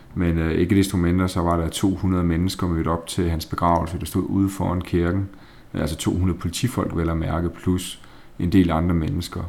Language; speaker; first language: Danish; native; Danish